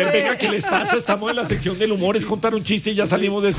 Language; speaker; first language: Spanish; native; Spanish